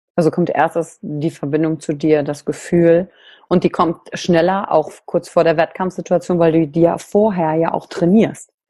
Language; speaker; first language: German; native; German